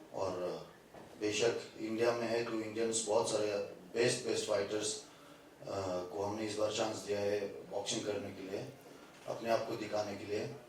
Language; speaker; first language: Hindi; non-native, fluent; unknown